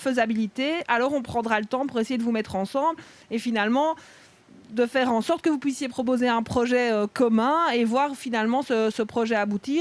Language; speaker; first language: French; native; French